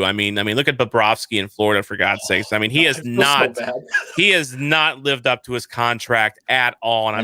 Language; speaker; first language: English; native; English